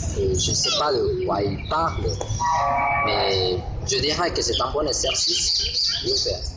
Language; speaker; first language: French; non-native, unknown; Spanish